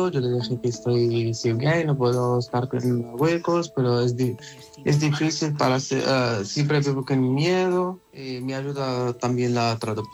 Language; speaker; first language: Spanish; non-native, learner; Arabic